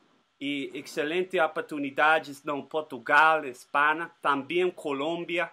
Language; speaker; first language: Portuguese; non-native, learner; Spanish